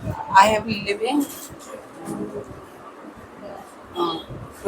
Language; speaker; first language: English; non-native, learner; Hindi